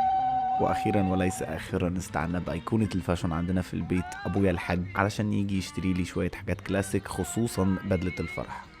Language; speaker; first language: Arabic; native; Arabic